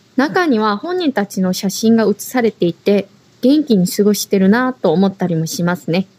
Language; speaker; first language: Japanese; non-native, fluent; Korean